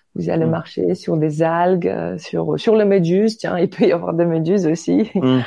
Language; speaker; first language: French; non-native, fluent; Polish